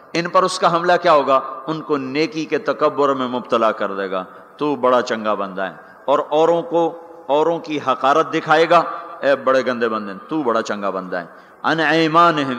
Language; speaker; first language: Urdu; non-native, local second language; Punjabi